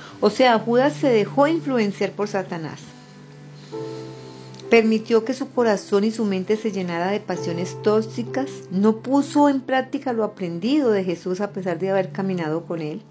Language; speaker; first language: Spanish; native; Spanish